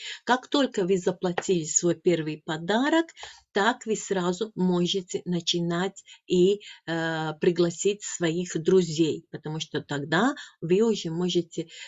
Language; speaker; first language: Russian; non-native, fluent; Latvian